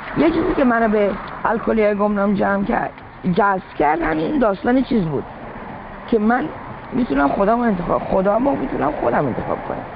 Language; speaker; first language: Persian; early bilingual, heritage; Persian